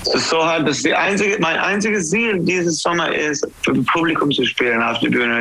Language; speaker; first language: German; non-native, fluent; English